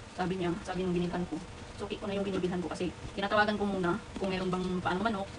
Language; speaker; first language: Filipino; non-native, local second language; Hiligaynon